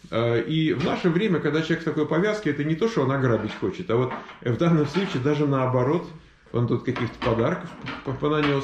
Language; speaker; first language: Russian; native; Russian